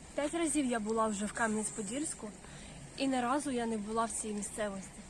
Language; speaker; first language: Ukrainian; non-native, local second language; Russian